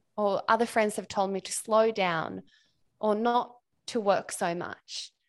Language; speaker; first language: English; non-native, fluent; Swedish